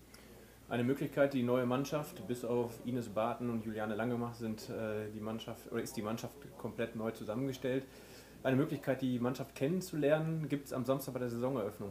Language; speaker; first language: German; native; German